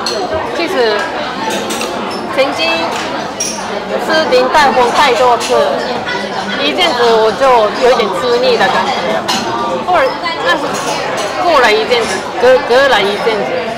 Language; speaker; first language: Chinese; non-native, fluent; Japanese